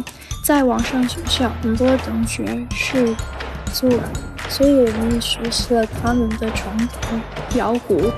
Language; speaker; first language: Chinese; non-native, learner; English